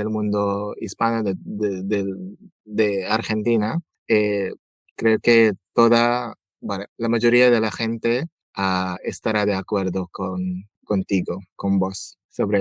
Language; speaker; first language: Spanish; non-native, fluent; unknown